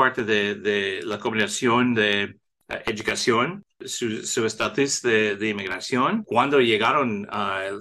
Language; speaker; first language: Spanish; early bilingual, heritage; English